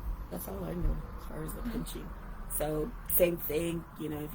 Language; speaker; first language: English; native; English